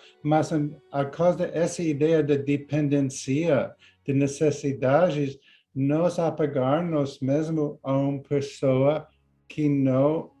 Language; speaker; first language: Portuguese; non-native, learner; English